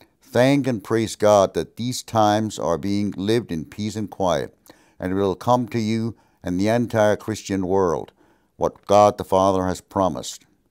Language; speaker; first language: English; early bilingual, other home language; German